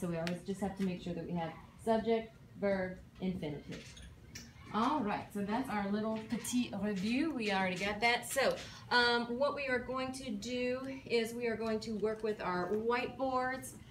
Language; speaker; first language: English; native; English